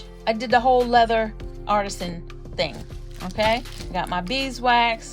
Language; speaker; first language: English; native; English